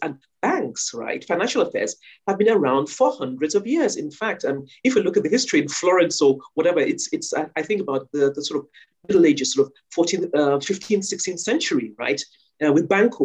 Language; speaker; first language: English; non-native, local second language; Yoruba